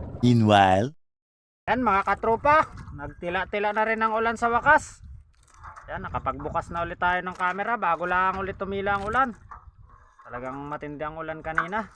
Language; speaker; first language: Filipino; native; Filipino